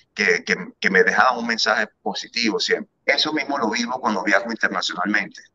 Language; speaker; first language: Spanish; early bilingual, other home language; German